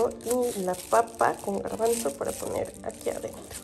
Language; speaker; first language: Spanish; native; Spanish